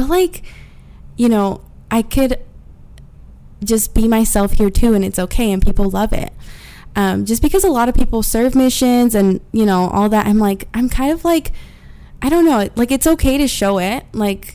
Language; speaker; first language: English; early bilingual, other home language; Spanish